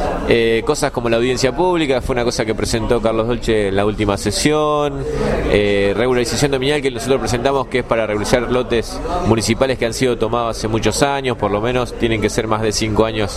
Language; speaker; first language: Spanish; native; Spanish